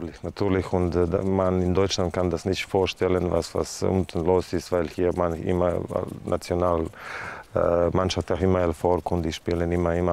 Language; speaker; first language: German; non-native, fluent; Serbian